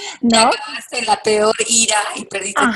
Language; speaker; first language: Spanish; native; Spanish